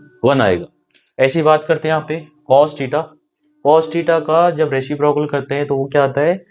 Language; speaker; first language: Hindi; native; Hindi